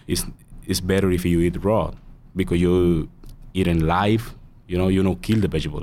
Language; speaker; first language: English; non-native, learner; Spanish